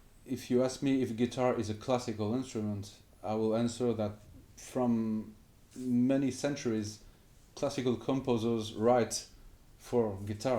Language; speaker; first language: English; non-native, fluent; French